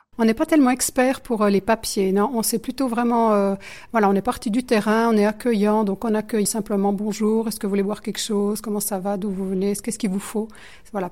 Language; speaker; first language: French; native; French